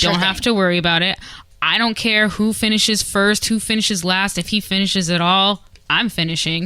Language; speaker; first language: English; native; English